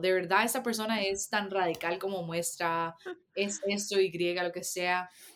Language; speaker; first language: Spanish; early bilingual, heritage; Spanish